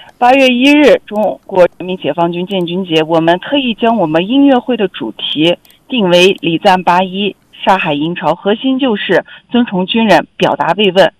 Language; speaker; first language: Chinese; non-native, local second language; Uyghur